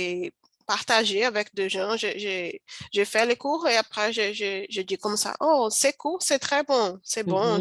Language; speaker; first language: French; non-native, learner; Portuguese